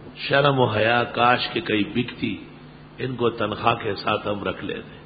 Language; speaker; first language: Urdu; non-native, local second language; Pashto